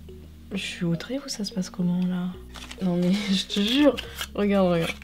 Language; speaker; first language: French; native; French